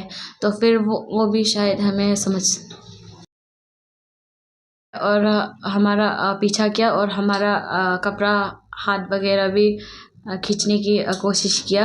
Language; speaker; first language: Hindi; non-native, local second language; Kok Borok